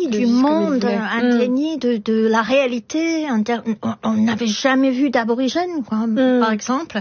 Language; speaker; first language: French; non-native, fluent; English